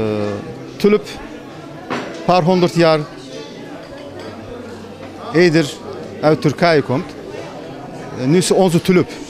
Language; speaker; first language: Dutch; non-native, learner; Turkish